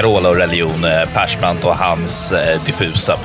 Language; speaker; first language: Swedish; native; Swedish